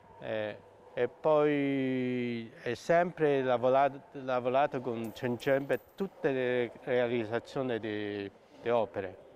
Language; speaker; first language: Italian; non-native, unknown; Chinese